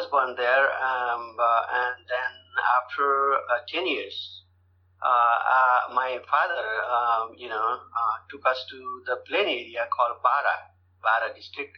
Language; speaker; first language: English; non-native, fluent; Nepali